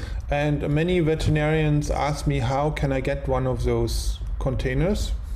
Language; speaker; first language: English; non-native, fluent; German